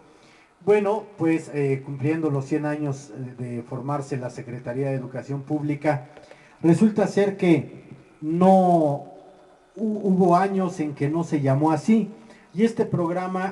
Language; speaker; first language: Spanish; native; Spanish